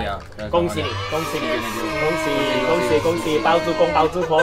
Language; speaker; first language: Chinese; native; Chinese